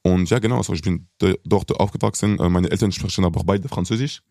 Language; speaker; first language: German; non-native, local second language; French